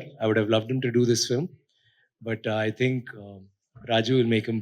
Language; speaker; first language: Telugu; non-native, learner; Tamil